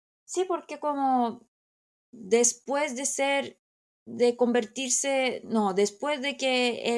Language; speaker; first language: Spanish; non-native, fluent; Korean